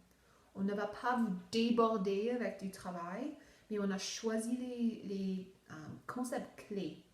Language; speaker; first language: French; non-native, local second language; English